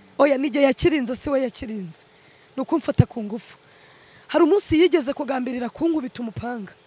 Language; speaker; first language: Kinyarwanda; early bilingual, other home language; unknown